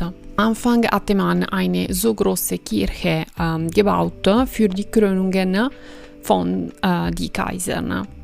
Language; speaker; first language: German; non-native, fluent; Italian